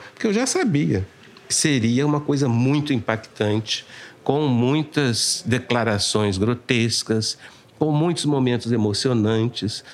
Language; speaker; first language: Portuguese; native; Portuguese